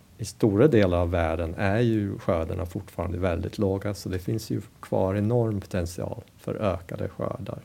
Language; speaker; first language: Swedish; non-native, fluent; English